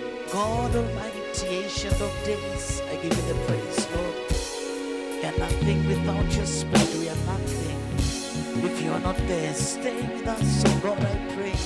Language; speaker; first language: English; non-native, local second language; Zulu